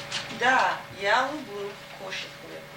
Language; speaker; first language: Russian; non-native, fluent; English